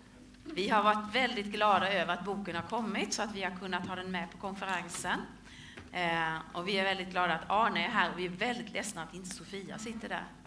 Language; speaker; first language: Swedish; native; Swedish